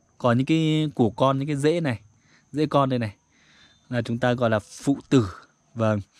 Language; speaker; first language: Vietnamese; non-native, local second language; Iu Mien